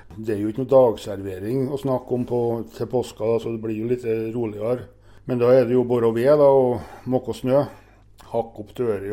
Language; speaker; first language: Norwegian; native; Norwegian